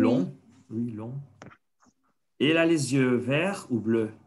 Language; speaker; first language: French; non-native, fluent; Spanish